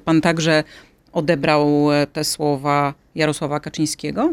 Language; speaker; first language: Polish; native; Polish